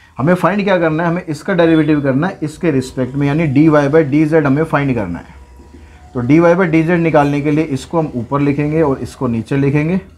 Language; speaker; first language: Hindi; native; Hindi